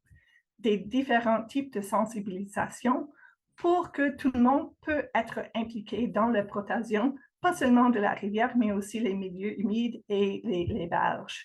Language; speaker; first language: French; non-native, fluent; English